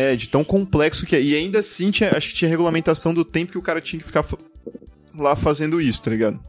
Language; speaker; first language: Portuguese; native; Portuguese